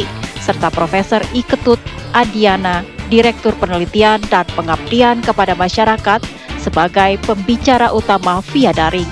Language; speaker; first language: Indonesian; native; Indonesian